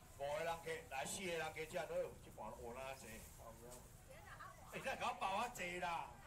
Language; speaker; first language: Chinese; native; Chinese